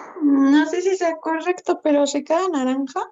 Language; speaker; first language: Spanish; native; Spanish